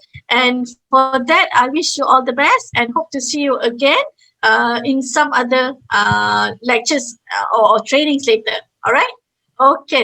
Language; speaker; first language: English; non-native, fluent; Malay